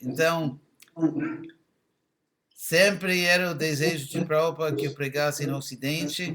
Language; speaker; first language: Portuguese; non-native, fluent; English